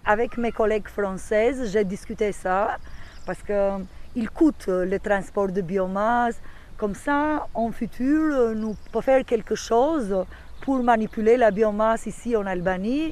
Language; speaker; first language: French; non-native, fluent; Albanian